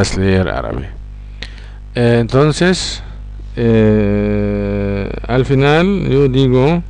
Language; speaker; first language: Spanish; non-native, fluent; Arabic